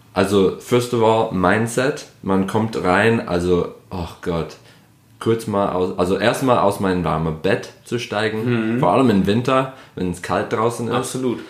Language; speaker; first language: German; non-native, fluent; English